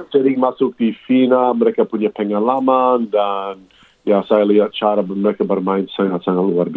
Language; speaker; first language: Indonesian; non-native, fluent; English